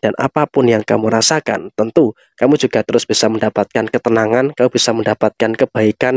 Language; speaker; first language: Indonesian; native; Indonesian